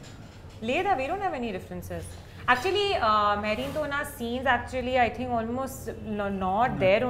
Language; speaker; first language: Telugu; non-native, learner; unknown